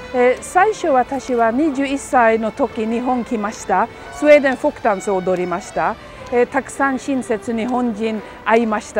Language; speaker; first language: Japanese; non-native, learner; Swedish